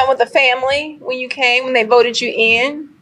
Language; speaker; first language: English; native; English